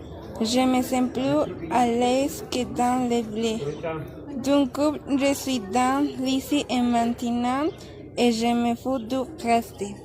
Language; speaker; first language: French; non-native, learner; Spanish